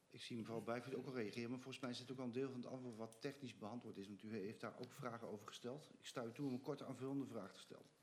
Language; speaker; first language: Dutch; native; Dutch